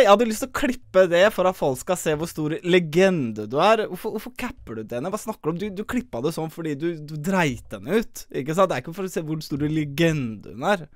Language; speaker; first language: Norwegian; early bilingual, other home language; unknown